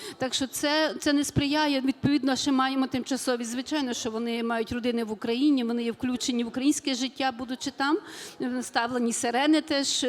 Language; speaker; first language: Ukrainian; native; Ukrainian